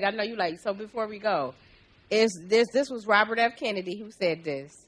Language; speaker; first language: English; native; English